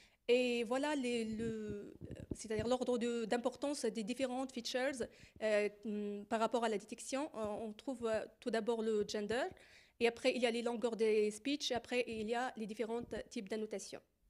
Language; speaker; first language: French; non-native, fluent; Arabic